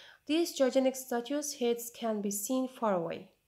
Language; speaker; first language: English; non-native, fluent; Azerbaijani